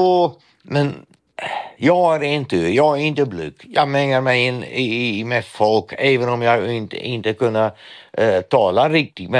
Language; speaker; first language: Swedish; non-native, fluent; Dutch